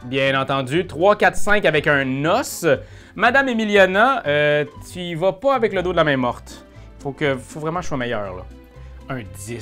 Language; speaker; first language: French; native; French